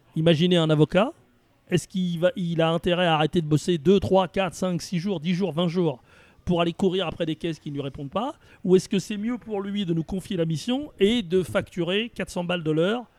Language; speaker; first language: French; native; French